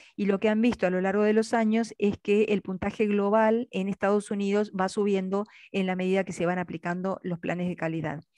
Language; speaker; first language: Spanish; native; Spanish